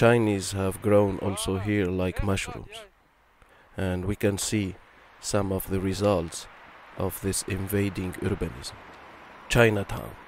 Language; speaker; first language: English; non-native, fluent; Arabic